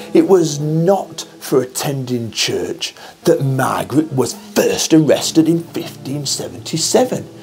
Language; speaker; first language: English; native; English